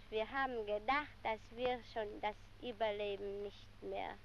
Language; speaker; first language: German; non-native, learner; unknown